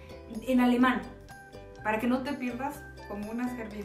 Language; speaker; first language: Spanish; native; Spanish